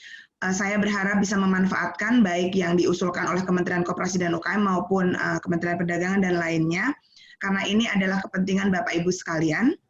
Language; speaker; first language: Indonesian; native; Indonesian